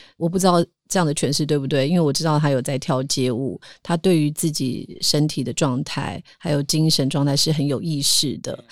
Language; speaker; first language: Chinese; native; Chinese